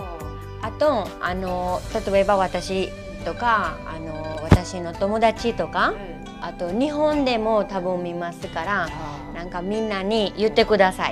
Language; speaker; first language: Japanese; non-native, learner; Hindi